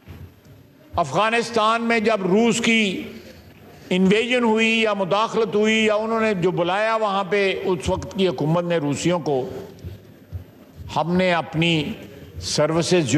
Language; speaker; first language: Urdu; non-native, local second language; Punjabi